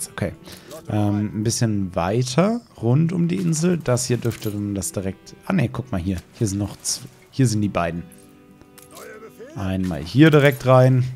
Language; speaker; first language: German; native; German